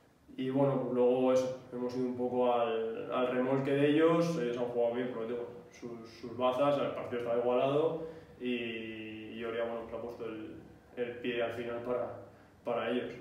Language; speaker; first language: Spanish; native; Spanish